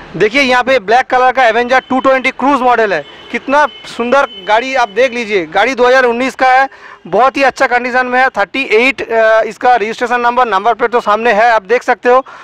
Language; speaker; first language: Hindi; non-native, local second language; Bangla